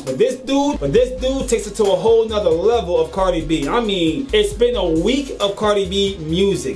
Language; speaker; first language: English; native; English